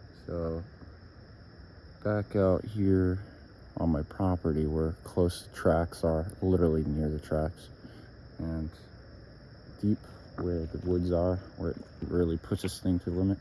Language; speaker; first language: English; native; English